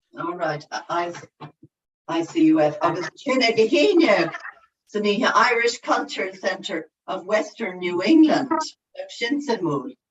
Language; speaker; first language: Irish; non-native, local second language; English